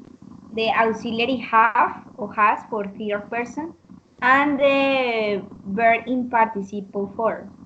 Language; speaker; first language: English; non-native, learner; Spanish